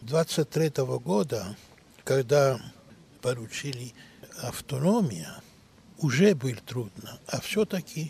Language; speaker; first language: Russian; non-native, learner; Greek